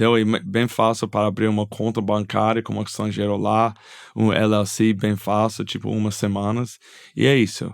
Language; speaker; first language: Portuguese; non-native, fluent; English